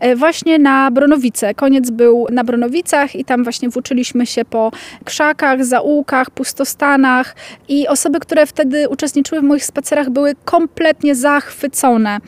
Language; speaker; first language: Polish; native; Polish